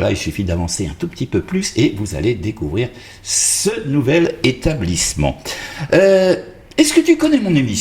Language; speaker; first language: French; native; French